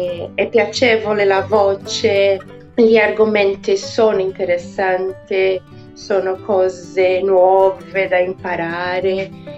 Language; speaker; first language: Italian; non-native, learner; Portuguese